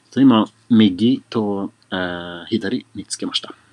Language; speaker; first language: Japanese; non-native, learner; Swedish